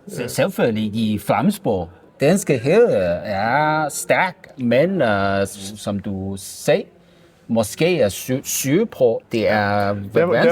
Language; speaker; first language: Danish; non-native, learner; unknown